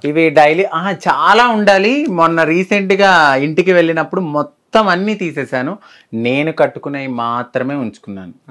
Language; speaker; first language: Telugu; native; Telugu